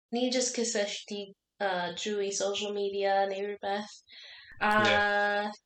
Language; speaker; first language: Welsh; non-native, learner; English